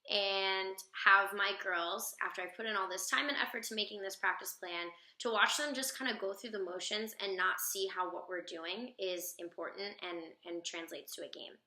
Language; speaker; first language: English; native; English